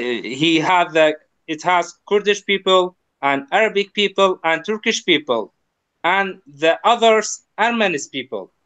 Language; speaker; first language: English; non-native, learner; Kurdish